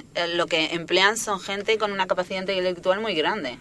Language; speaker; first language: Spanish; native; Spanish